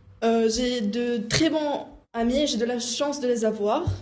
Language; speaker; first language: French; non-native, local second language; Arabic